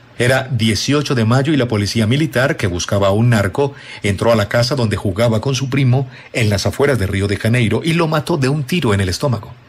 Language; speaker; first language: Spanish; native; Spanish